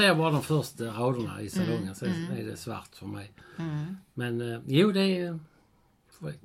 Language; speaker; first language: Swedish; native; Swedish